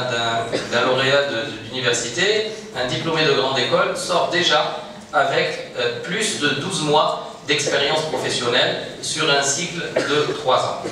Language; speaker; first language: French; non-native, local second language; Arabic